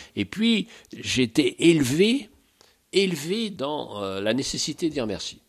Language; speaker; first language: French; native; French